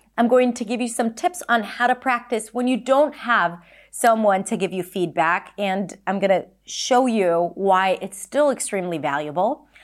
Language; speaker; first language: English; non-native, fluent; Hebrew